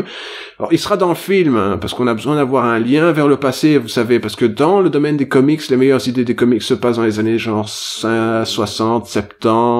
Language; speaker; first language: French; native; French